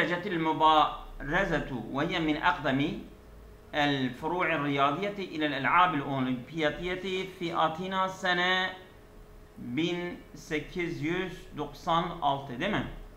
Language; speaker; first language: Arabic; non-native, fluent; Turkish